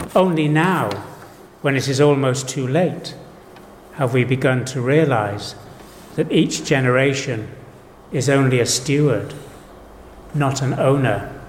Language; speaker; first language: English; native; English